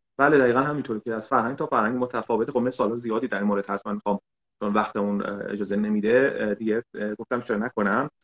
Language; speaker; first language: Persian; native; Persian